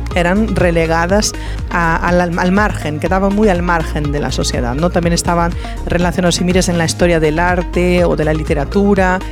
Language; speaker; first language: Spanish; non-native, fluent; Portuguese